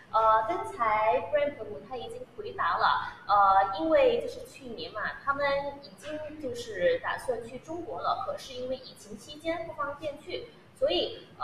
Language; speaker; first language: Chinese; non-native, fluent; Thai